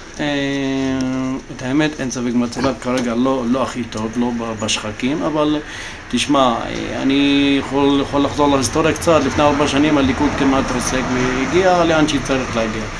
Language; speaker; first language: Hebrew; non-native, local second language; Arabic